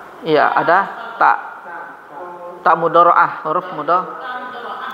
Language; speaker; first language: Arabic; non-native, fluent; Indonesian